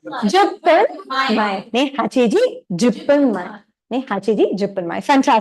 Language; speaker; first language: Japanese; non-native, fluent; Tamil